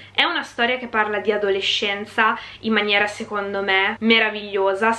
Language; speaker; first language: Italian; early bilingual, other home language; Hungarian